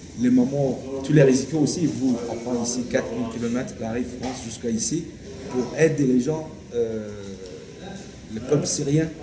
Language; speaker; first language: French; non-native, learner; Turkish